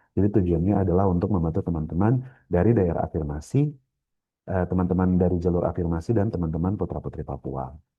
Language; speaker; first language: Indonesian; native; Indonesian